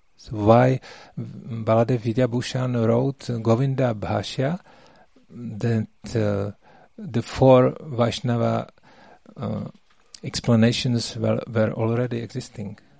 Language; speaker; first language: English; non-native, fluent; Czech